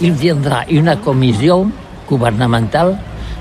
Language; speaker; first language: French; non-native, learner; Catalan